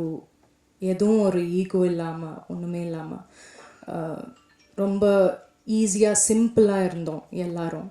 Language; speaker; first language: Tamil; non-native, local second language; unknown